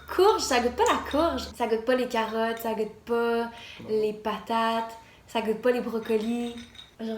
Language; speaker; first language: French; native; French